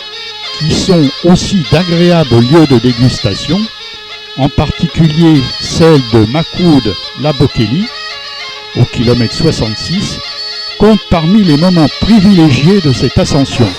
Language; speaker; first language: French; native; French